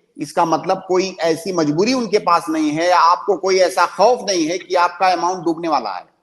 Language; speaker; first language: Urdu; native; Urdu